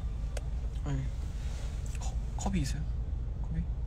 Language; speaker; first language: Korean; non-native, fluent; Chinese